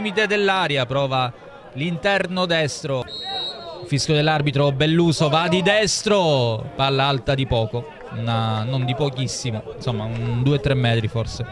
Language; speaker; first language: Italian; native; Italian